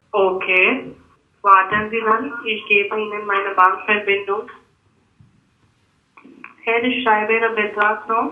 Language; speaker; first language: German; non-native, learner; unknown